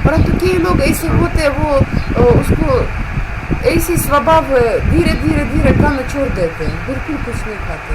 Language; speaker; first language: Hindi; non-native, fluent; Russian